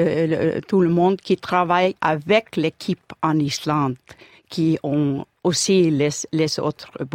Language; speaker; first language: French; non-native, learner; Icelandic